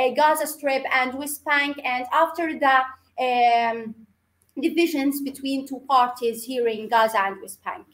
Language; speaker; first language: English; non-native, fluent; Arabic